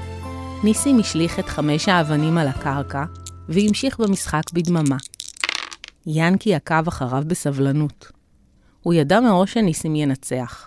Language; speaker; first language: Hebrew; native; Hebrew